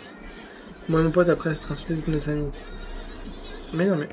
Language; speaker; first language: French; native; French